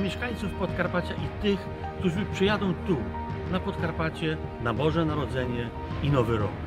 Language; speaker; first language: Polish; native; Polish